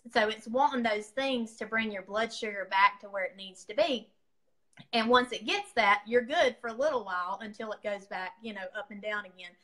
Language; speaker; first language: English; native; English